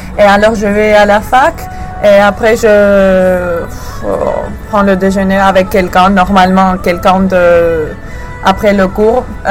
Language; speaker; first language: French; non-native, fluent; English